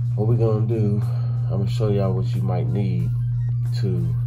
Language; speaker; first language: English; native; English